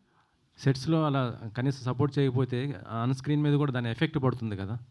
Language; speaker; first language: Telugu; native; Telugu